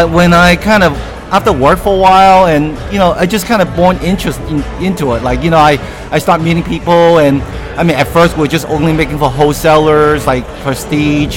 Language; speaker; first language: English; non-native, local second language; Cantonese